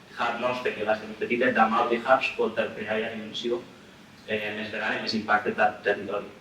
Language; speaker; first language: Catalan; non-native, local second language; Occitan